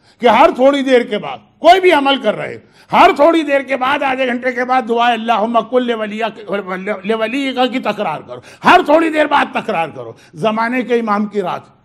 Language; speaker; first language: Hindi; native; Hindi